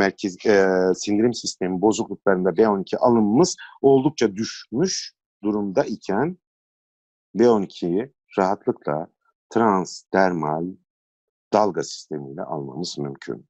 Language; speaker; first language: Turkish; native; Turkish